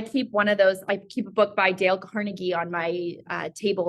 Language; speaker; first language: English; native; English